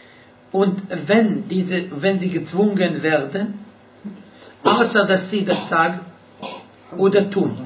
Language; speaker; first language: German; non-native, fluent; Arabic